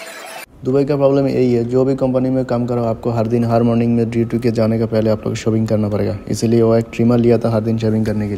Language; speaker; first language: Hindi; non-native, learner; Bangla